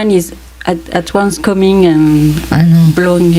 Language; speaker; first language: English; non-native, fluent; French